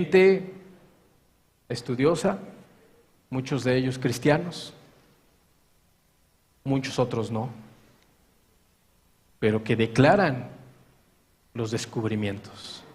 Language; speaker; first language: Spanish; native; Spanish